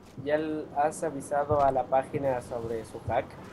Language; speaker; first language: Spanish; native; Spanish